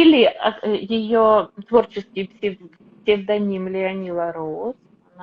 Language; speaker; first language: Russian; native; Russian